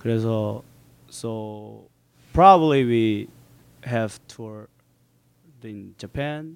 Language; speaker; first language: English; non-native, learner; Korean